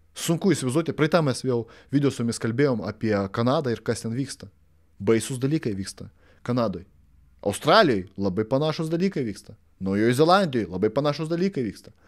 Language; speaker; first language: Lithuanian; non-native, local second language; Russian